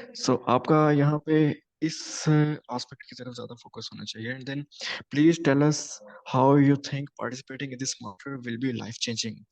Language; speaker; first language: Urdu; non-native, local second language; Punjabi